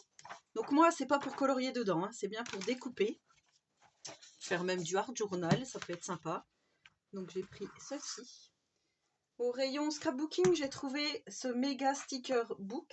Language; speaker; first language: French; native; French